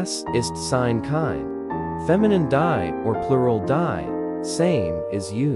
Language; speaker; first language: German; non-native, learner; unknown